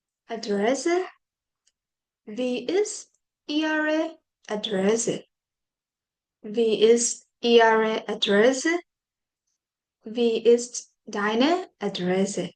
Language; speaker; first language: German; non-native, fluent; Burmese